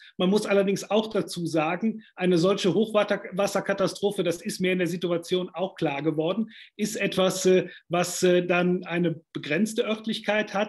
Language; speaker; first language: German; native; German